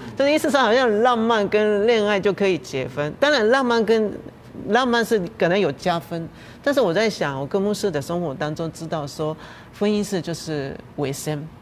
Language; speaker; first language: Chinese; non-native, fluent; Japanese